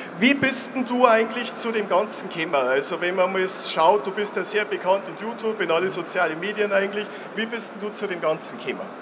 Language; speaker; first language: German; native; German